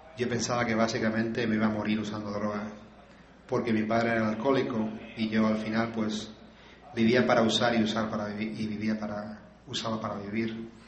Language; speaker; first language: Spanish; native; Spanish